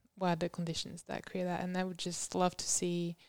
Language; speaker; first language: English; non-native, fluent; French